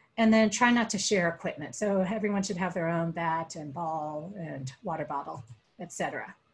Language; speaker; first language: English; native; English